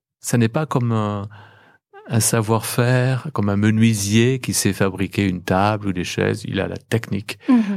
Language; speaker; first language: French; native; French